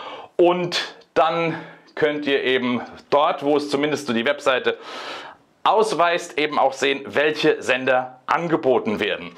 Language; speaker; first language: German; native; German